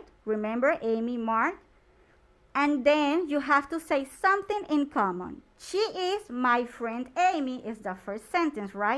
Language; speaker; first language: English; non-native, fluent; Spanish